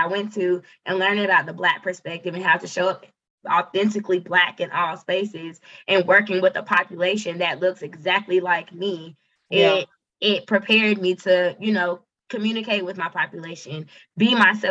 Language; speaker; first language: English; native; English